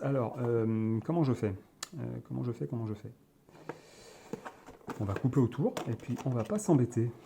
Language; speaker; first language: French; native; French